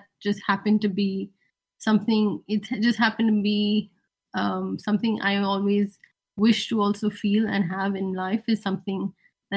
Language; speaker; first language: English; non-native, local second language; Hindi